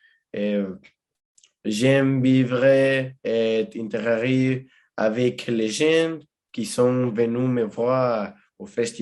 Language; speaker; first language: French; non-native, learner; Spanish